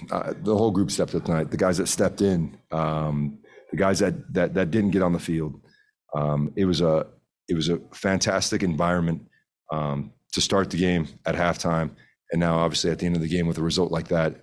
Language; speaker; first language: English; early bilingual, other home language; Spanish